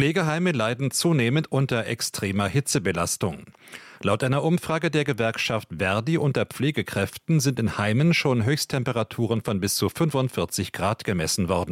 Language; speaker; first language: German; native; German